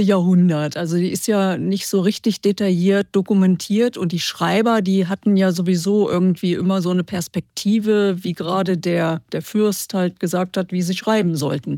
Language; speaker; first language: German; native; German